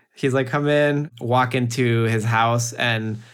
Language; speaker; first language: English; early bilingual, heritage; French